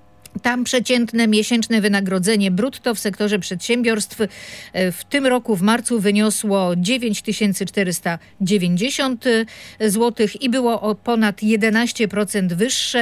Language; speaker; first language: Polish; native; Polish